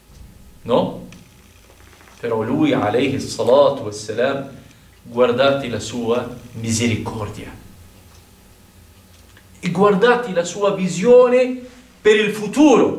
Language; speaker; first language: Italian; non-native, fluent; Arabic